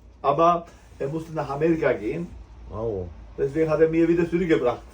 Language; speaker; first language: German; non-native, learner; Turkish